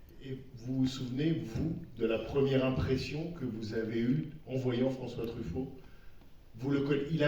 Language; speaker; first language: French; native; French